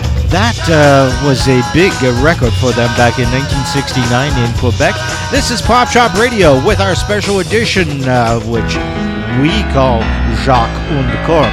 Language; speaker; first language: English; native; English